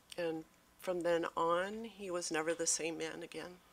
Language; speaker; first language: English; native; English